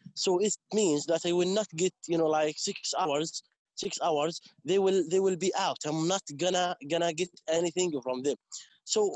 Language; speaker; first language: English; non-native, fluent; Arabic